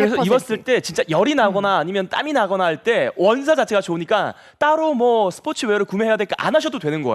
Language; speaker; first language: Korean; native; Korean